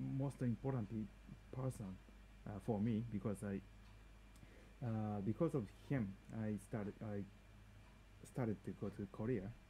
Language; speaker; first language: English; non-native, learner; Japanese